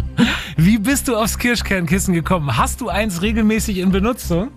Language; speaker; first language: German; native; German